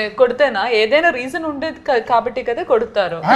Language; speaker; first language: Telugu; native; Telugu